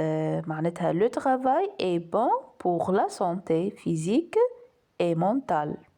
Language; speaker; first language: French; non-native, local second language; Arabic